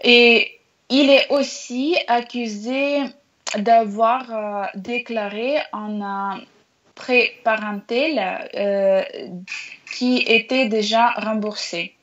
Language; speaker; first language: French; non-native, learner; Russian